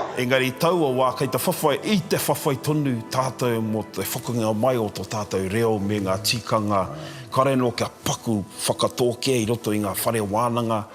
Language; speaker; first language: Māori; non-native, local second language; English